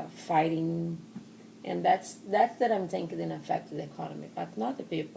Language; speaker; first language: English; non-native, learner; Portuguese